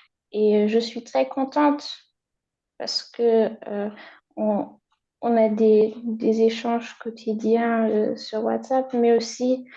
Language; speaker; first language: French; non-native, fluent; German